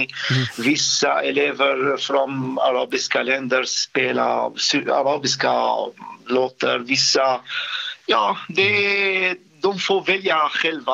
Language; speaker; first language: Swedish; non-native, fluent; Arabic